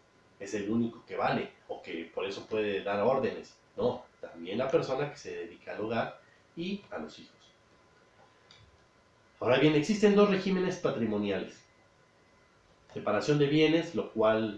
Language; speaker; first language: Spanish; native; Spanish